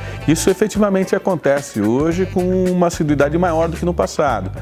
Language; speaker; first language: Portuguese; native; Portuguese